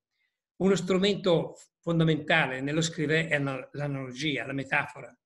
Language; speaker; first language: Italian; native; Italian